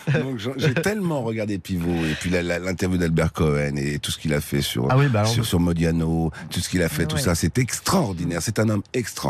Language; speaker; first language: French; native; French